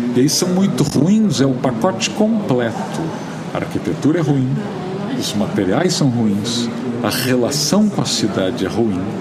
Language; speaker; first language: Portuguese; native; Portuguese